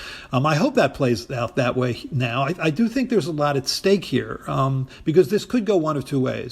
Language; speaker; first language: English; native; English